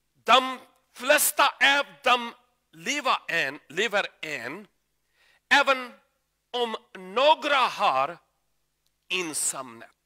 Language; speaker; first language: Swedish; non-native, learner; Urdu